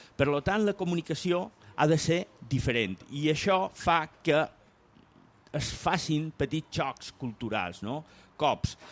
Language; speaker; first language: Catalan; non-native, local second language; Spanish